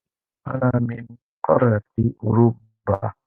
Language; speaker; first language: Arabic; non-native, learner; English